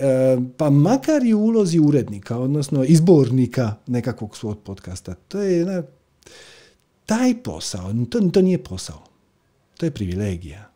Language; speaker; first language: Croatian; native; Croatian